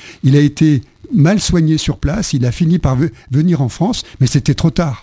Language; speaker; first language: French; native; French